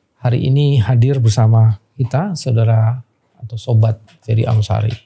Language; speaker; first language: Indonesian; native; Indonesian